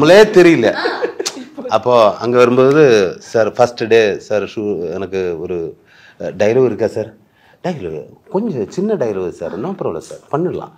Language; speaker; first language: Tamil; non-native, learner; Malayalam